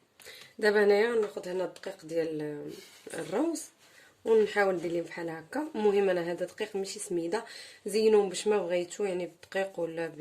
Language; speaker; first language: Arabic; native; Arabic